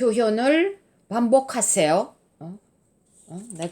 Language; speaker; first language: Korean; non-native, learner; French